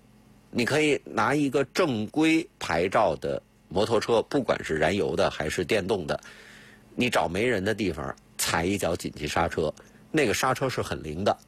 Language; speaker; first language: Chinese; native; Chinese